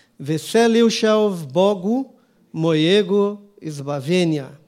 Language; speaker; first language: Polish; non-native, learner; Portuguese